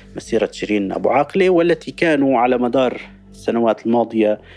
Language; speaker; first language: Arabic; native; Arabic